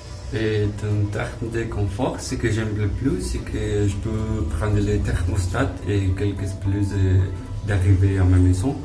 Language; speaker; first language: French; non-native, learner; Spanish